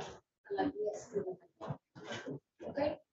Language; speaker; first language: Spanish; non-native, learner; English